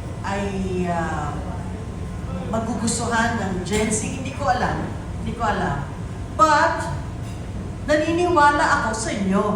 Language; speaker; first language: Filipino; native; Filipino